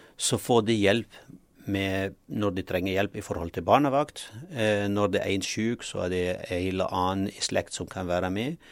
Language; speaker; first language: Norwegian; non-native, fluent; Arabic